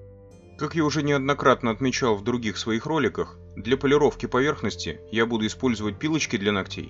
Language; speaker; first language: Russian; native; Russian